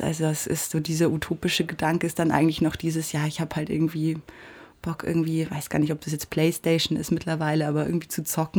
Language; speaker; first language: German; native; German